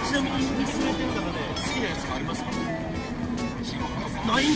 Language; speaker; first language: Japanese; native; Japanese